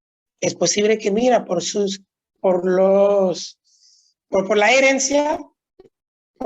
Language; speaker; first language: Spanish; non-native, local second language; Haitian Creole